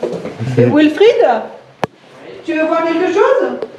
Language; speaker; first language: French; native; French